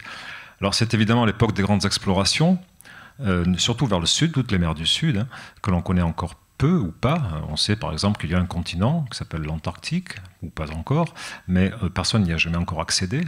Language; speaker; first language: French; native; French